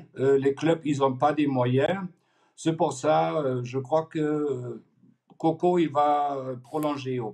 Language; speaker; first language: French; non-native, fluent; German